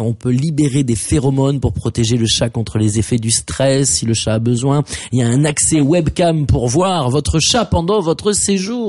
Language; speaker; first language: French; native; French